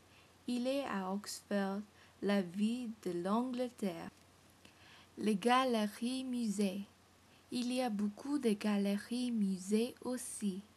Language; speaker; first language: French; non-native, learner; English